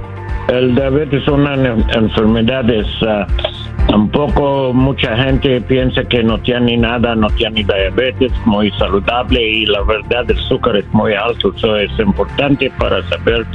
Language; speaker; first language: Spanish; non-native, learner; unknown